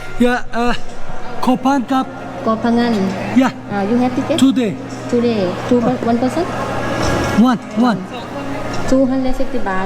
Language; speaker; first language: English; non-native, learner; Turkish